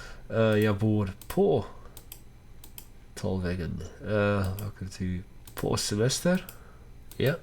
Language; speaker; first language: Swedish; non-native, learner; Dutch